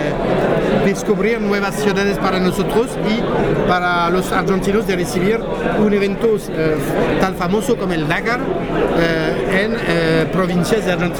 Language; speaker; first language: Spanish; non-native, fluent; French